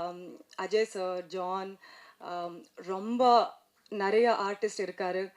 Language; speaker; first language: Tamil; non-native, learner; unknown